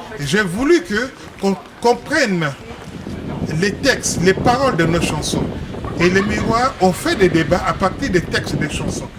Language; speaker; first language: French; non-native, local second language; Lingala